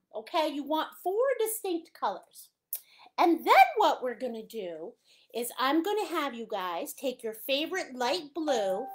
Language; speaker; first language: English; native; English